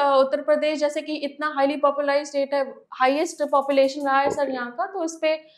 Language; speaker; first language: Hindi; native; Hindi